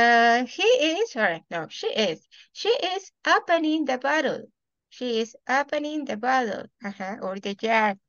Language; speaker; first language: English; non-native, fluent; Spanish